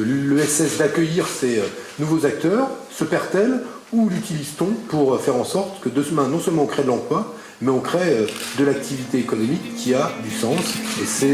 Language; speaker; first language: French; native; French